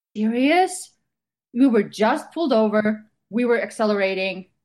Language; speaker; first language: English; non-native, fluent; Estonian